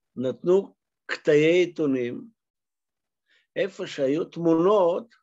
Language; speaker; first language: Hebrew; non-native, fluent; Russian